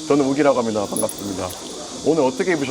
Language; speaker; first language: Korean; native; Korean